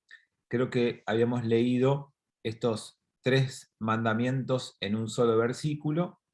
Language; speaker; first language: Spanish; native; Spanish